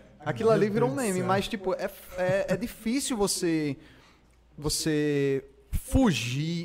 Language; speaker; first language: Portuguese; native; Portuguese